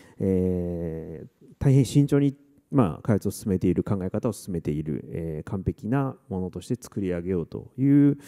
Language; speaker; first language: Japanese; native; Japanese